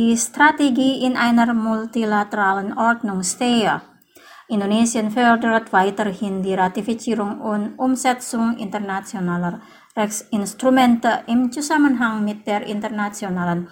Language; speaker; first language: German; non-native, fluent; Indonesian